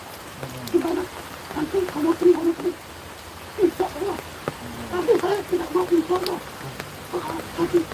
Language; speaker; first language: Indonesian; non-native, local second language; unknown